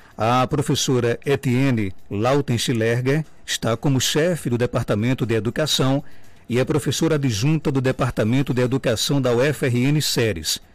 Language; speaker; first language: Portuguese; native; Portuguese